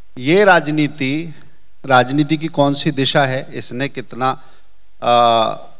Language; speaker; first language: Hindi; native; Hindi